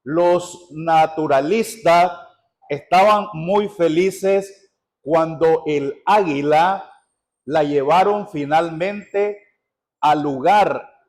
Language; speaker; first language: Spanish; native; Spanish